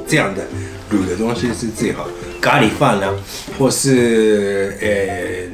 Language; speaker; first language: Chinese; non-native, fluent; Japanese